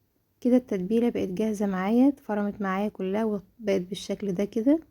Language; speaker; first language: Arabic; native; Arabic